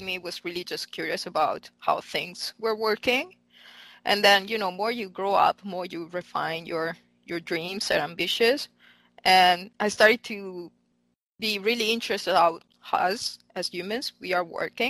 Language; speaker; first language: English; non-native, fluent; Italian